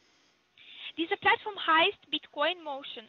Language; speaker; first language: German; non-native, learner; Russian